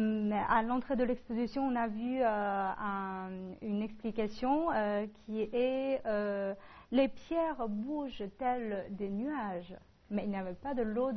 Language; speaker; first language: French; non-native, fluent; Chinese